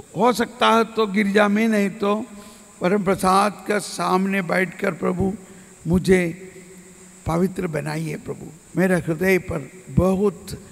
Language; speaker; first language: Hindi; non-native, local second language; Malayalam